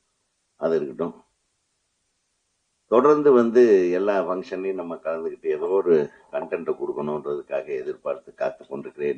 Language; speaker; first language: Tamil; native; Tamil